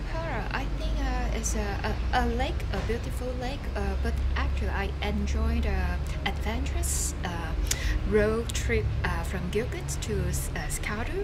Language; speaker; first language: English; non-native, local second language; Cantonese